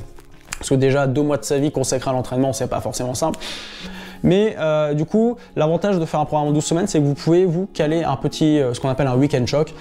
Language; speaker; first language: French; native; French